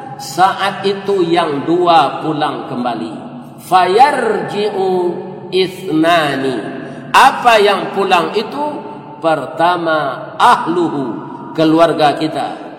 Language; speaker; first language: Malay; non-native, local second language; Minangkabau